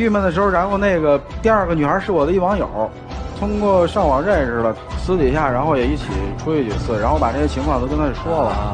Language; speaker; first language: Chinese; native; Chinese